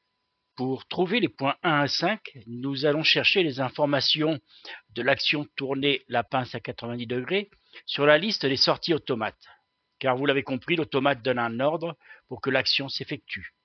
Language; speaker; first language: French; native; French